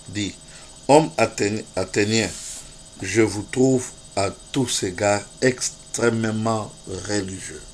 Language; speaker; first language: French; non-native, local second language; Swahili